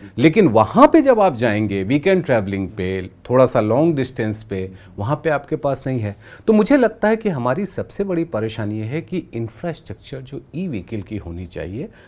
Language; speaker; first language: Hindi; native; Hindi